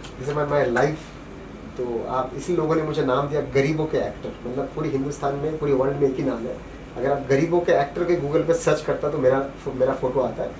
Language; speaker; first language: Hindi; non-native, local second language; Bangla